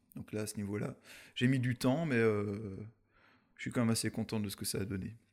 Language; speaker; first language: French; native; French